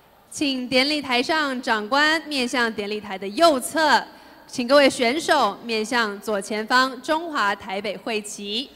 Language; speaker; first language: Chinese; native; Chinese